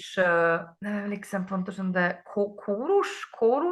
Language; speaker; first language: Hungarian; non-native, learner; Polish